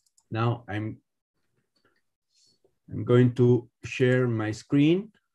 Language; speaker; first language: English; non-native, fluent; Spanish